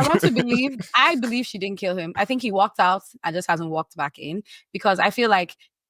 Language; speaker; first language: English; native; English